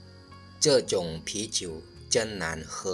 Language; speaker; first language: Chinese; non-native, fluent; Lao